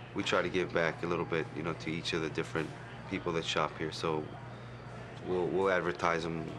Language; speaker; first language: English; native; English